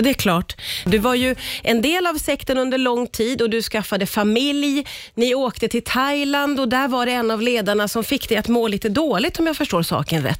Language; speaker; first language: Swedish; native; Swedish